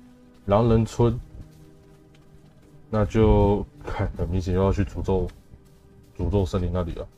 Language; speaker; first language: Chinese; native; Chinese